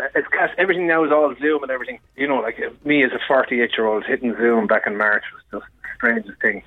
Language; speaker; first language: English; native; English